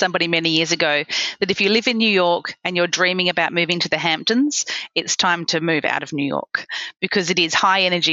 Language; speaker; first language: English; native; English